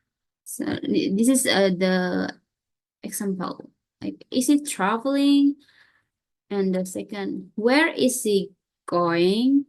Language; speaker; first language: English; non-native, learner; Indonesian